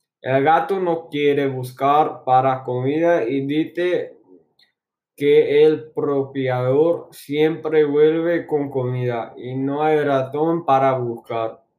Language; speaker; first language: Spanish; non-native, learner; English